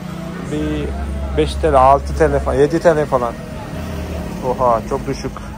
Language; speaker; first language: Turkish; non-native, fluent; Malayalam